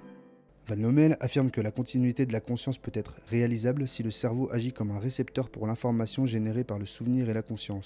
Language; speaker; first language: French; native; French